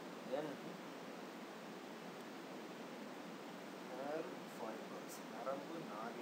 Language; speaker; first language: English; non-native, local second language; Tamil